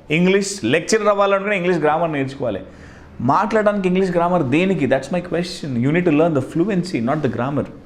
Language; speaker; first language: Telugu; non-native, local second language; Hindi